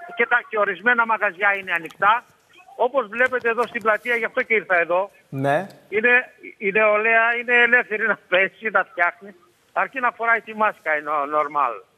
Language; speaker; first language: Greek; native; Greek